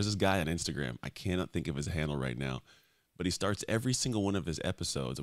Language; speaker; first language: English; native; English